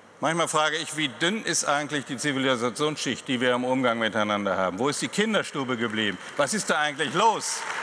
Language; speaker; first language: German; native; German